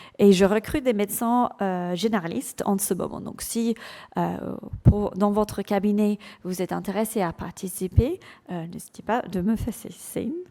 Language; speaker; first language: French; non-native, fluent; English